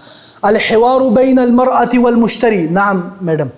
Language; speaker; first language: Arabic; non-native, fluent; Urdu